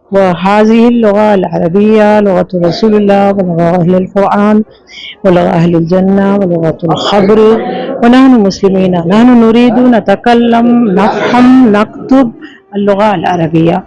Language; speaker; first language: Arabic; non-native, fluent; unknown